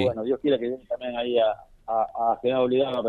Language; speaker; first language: Spanish; native; Spanish